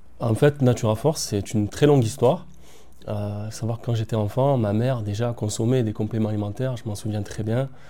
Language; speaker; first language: French; native; French